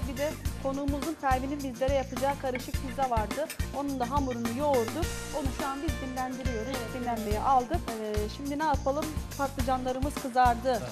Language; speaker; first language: Turkish; non-native, local second language; Arabic